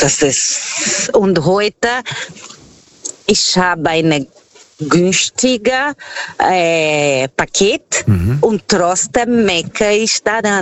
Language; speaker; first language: German; non-native, fluent; Portuguese